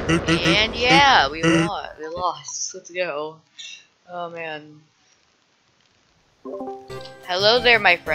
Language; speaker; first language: English; native; English